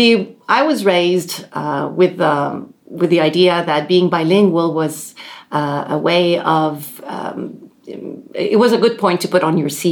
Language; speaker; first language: English; non-native, local second language; French